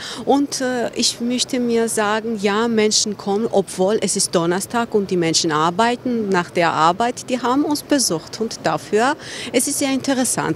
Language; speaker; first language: German; non-native, fluent; Georgian